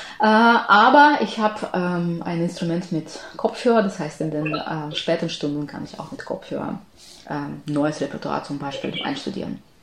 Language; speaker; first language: German; non-native, fluent; Ukrainian